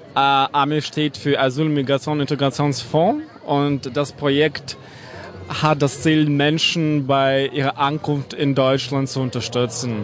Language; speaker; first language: German; non-native, fluent; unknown